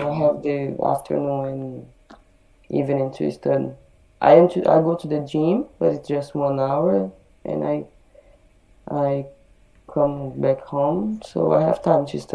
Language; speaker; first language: English; non-native, learner; Portuguese